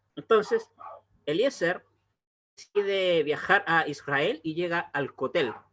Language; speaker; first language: Spanish; native; Spanish